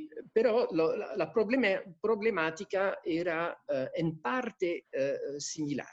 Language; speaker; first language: Spanish; non-native, fluent; French